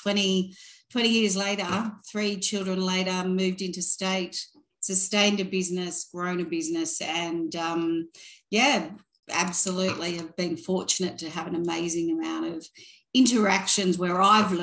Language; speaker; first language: English; native; English